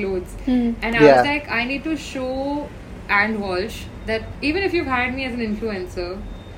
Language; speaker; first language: English; non-native, local second language; Hindi